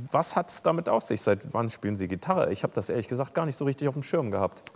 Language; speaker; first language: German; native; German